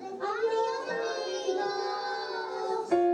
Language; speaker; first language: Spanish; non-native, learner; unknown